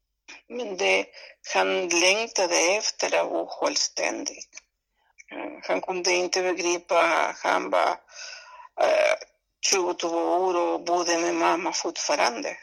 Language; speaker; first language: Swedish; non-native, fluent; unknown